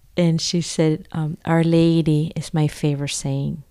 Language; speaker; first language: English; non-native, fluent; Spanish